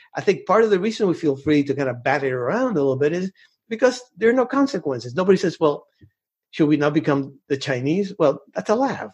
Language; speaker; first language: English; early bilingual, other home language; Spanish